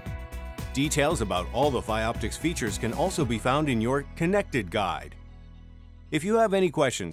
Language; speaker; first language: English; native; English